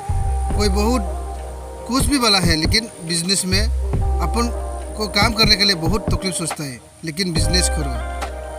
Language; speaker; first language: Hindi; non-native, local second language; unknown